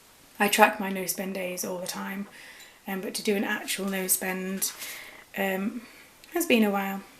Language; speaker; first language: English; native; English